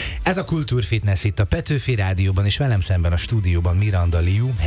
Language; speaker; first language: Hungarian; native; Hungarian